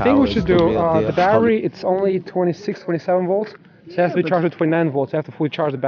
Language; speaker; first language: English; native; English